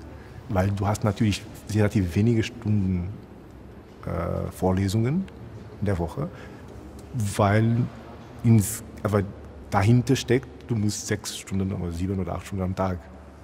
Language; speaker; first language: German; non-native, fluent; Portuguese